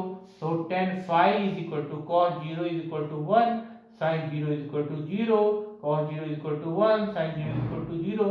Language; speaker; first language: English; non-native, local second language; Hindi